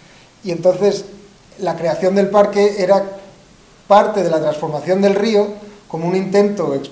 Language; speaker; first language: Spanish; native; Spanish